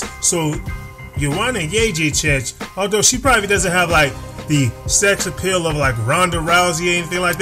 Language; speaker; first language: English; native; English